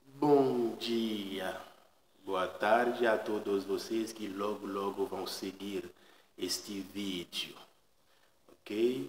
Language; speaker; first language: Portuguese; non-native, learner; Haitian Creole